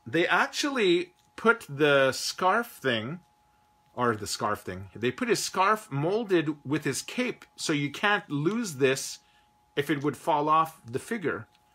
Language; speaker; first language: English; native; English